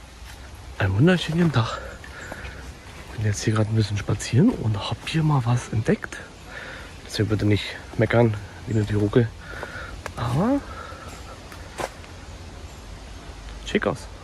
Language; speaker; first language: German; native; German